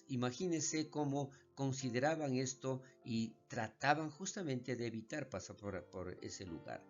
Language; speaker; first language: Spanish; native; Spanish